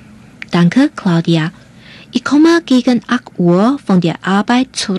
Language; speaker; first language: German; non-native, fluent; Chinese